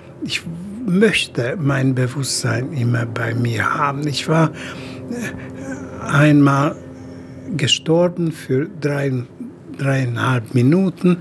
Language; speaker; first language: German; non-native, fluent; Hungarian